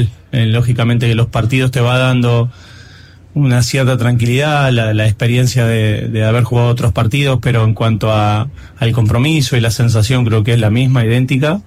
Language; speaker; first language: Spanish; native; Spanish